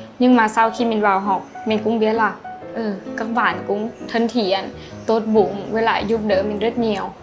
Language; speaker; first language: Vietnamese; non-native, learner; Lao